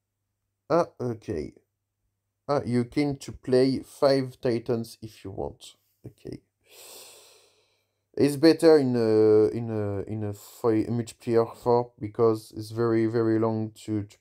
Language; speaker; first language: English; non-native, learner; French